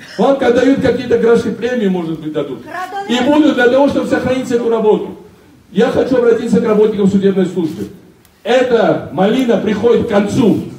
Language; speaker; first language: Russian; non-native, local second language; Georgian